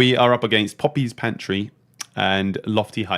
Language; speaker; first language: English; native; English